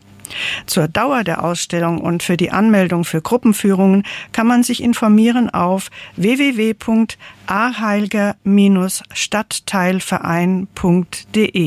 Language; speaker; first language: German; native; German